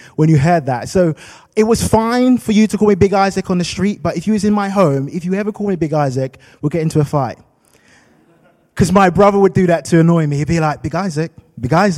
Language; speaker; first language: English; native; English